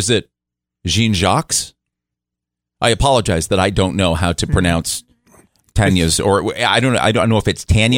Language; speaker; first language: English; native; English